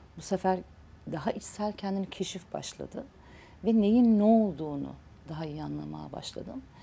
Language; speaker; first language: Turkish; native; Turkish